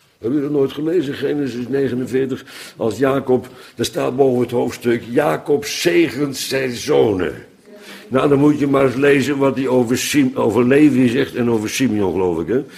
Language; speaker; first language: Dutch; native; Dutch